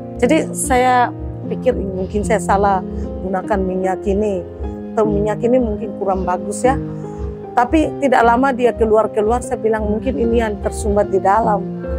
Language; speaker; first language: Indonesian; non-native, local second language; Tetum